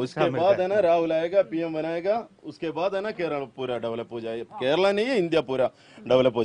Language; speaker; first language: Hindi; non-native, local second language; Malayalam